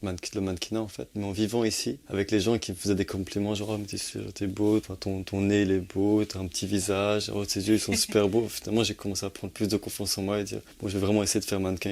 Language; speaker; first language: French; native; French